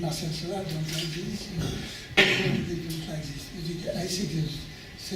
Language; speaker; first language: English; non-native, learner; French